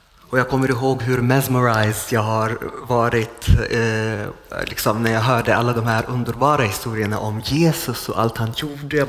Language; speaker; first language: Swedish; non-native, fluent; Arabic